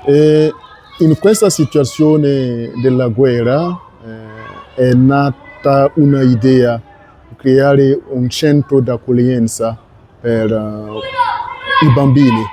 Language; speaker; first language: Italian; non-native, learner; French